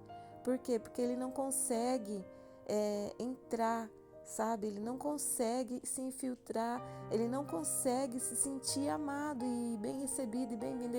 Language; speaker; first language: Portuguese; native; Portuguese